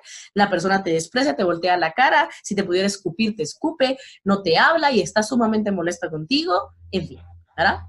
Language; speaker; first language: Spanish; native; Spanish